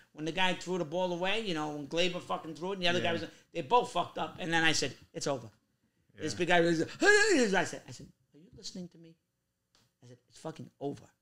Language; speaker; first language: English; native; English